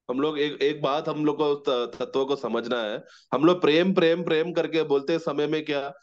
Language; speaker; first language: Hindi; non-native, local second language; Malayalam